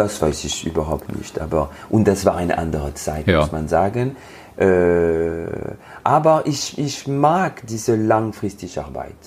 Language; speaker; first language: German; non-native, learner; French